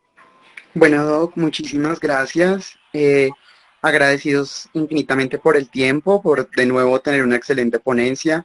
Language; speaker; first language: Spanish; native; Spanish